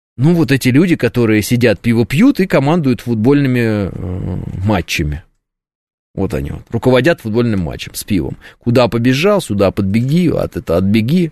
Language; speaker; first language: Russian; native; Russian